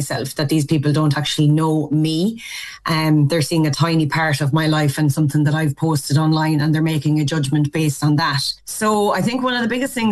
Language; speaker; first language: English; native; English